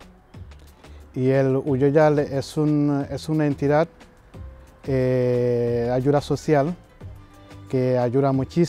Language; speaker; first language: Spanish; non-native, learner; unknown